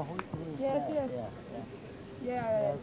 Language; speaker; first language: English; non-native, learner; French